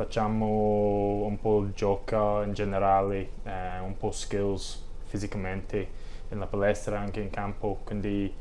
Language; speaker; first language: Italian; non-native, learner; English